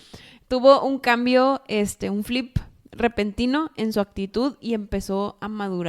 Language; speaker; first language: Spanish; native; Spanish